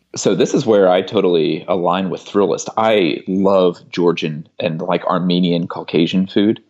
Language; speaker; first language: English; native; English